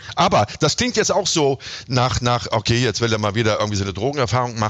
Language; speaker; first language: German; native; German